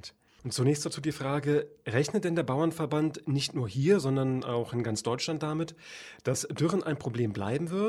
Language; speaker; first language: German; native; German